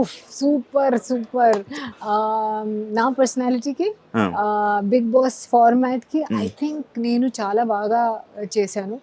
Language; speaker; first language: Telugu; non-native, learner; Hindi